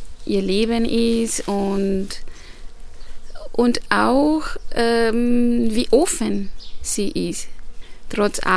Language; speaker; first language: German; non-native, fluent; Portuguese